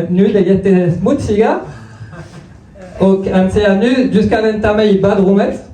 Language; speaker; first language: Swedish; non-native, fluent; French